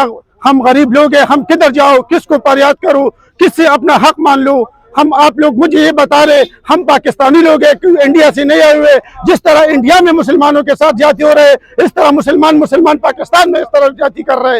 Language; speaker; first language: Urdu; non-native, local second language; Pashto